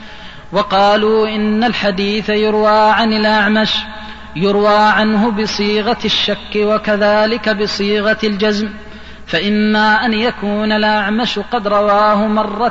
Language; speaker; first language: Arabic; native; Arabic